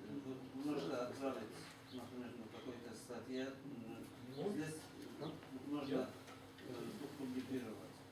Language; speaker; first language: Russian; non-native, learner; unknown